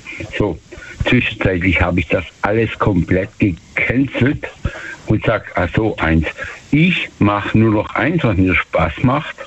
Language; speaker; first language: German; native; German